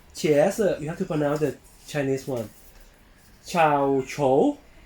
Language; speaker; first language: English; non-native, fluent; Thai